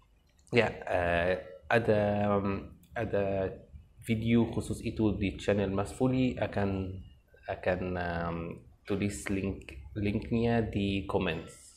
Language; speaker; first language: Indonesian; non-native, fluent; Arabic